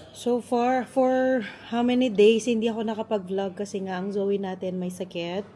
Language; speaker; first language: Filipino; non-native, local second language; Pampanga